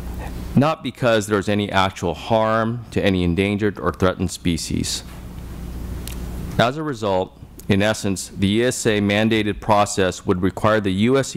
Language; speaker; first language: English; native; English